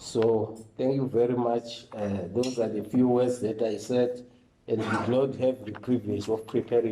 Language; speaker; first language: English; non-native, local second language; Swati